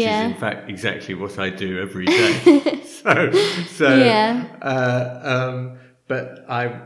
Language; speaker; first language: English; native; English